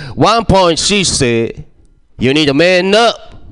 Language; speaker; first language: English; non-native, fluent; Japanese